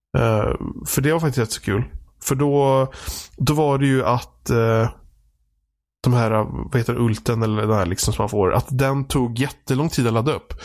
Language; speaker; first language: Swedish; native; Swedish